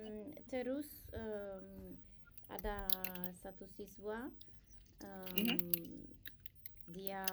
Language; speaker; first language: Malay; non-native, learner; English